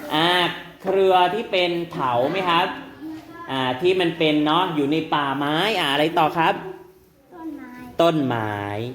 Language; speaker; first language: Thai; non-native, local second language; Northern Khmer